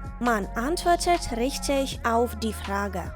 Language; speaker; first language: German; non-native, fluent; Ukrainian